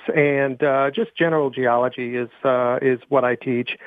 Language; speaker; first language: English; native; English